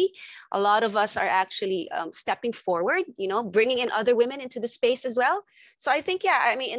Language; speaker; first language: English; non-native, local second language; Filipino